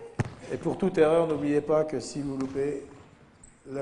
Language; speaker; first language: French; native; French